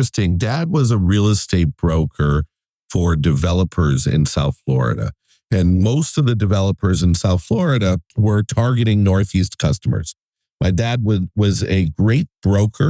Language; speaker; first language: English; native; English